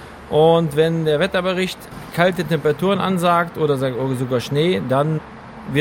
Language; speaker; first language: German; native; German